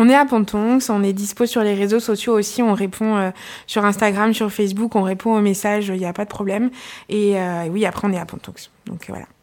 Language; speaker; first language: French; native; French